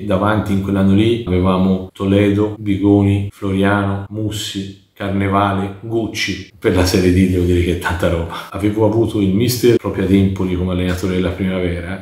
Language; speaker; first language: Italian; native; Italian